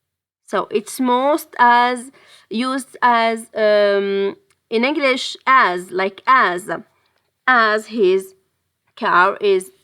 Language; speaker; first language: English; non-native, fluent; French